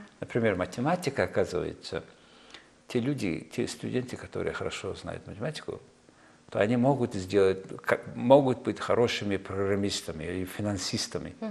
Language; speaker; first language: Russian; non-native, fluent; Mongolian